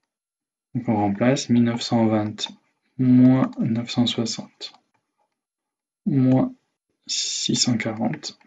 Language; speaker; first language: French; native; French